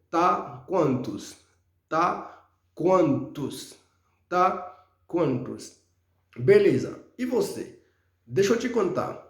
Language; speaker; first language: Portuguese; non-native, fluent; Haitian Creole